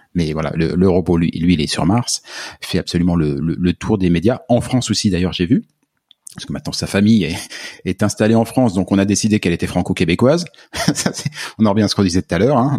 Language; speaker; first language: French; native; French